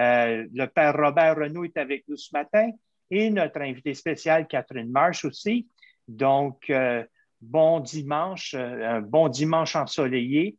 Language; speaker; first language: French; native; French